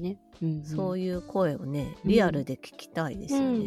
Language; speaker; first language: Japanese; native; Japanese